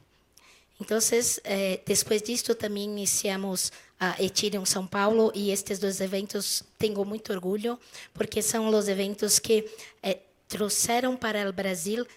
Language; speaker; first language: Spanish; non-native, fluent; Portuguese